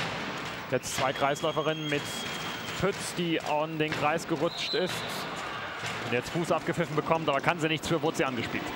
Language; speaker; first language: German; native; German